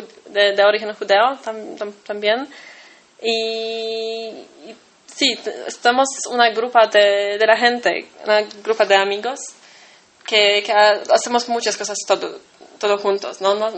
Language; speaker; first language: Spanish; non-native, fluent; Polish